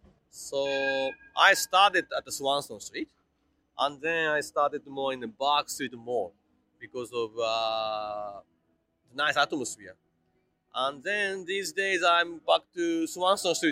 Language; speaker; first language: English; non-native, fluent; Japanese